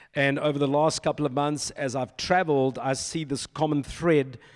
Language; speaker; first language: English; native; English